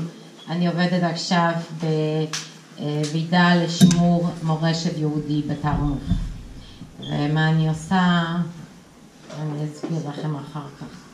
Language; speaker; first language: Hebrew; non-native, fluent; Polish